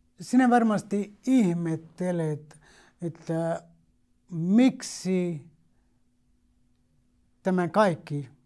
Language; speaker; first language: Finnish; non-native, fluent; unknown